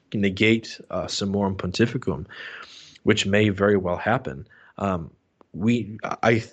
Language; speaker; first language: English; native; English